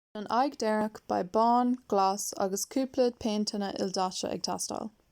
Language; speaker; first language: Irish; non-native, local second language; English